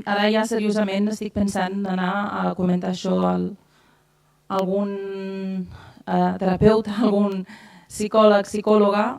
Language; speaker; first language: Catalan; non-native, fluent; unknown